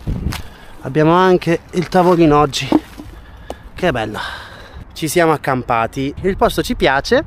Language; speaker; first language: Italian; native; Italian